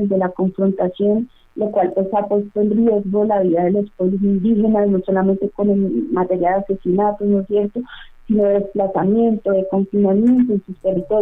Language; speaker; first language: Spanish; native; Spanish